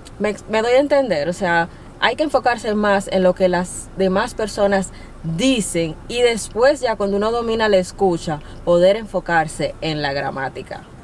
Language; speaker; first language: Spanish; native; Spanish